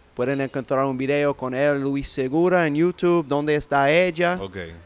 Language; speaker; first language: Spanish; non-native, learner; English